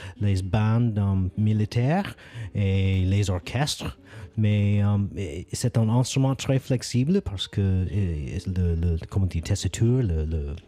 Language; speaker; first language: French; non-native, learner; English